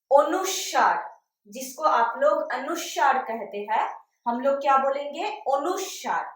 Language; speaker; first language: Hindi; non-native, local second language; Bangla